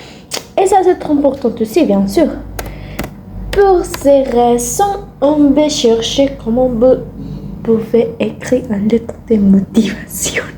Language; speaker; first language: French; non-native, learner; Spanish